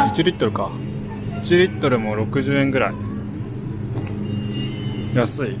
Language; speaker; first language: Japanese; native; Japanese